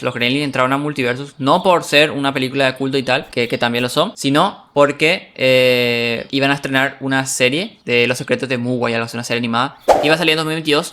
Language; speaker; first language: Spanish; native; Spanish